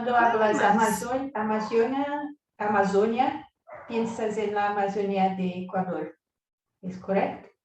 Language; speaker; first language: Spanish; non-native, learner; Portuguese